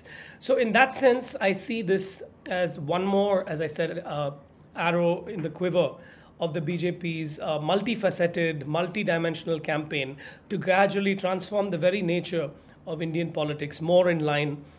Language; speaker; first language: English; non-native, local second language; Tamil